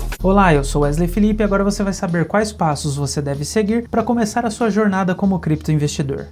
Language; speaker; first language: Portuguese; native; Portuguese